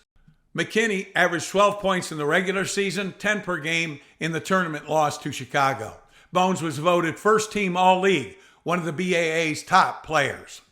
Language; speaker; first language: English; native; English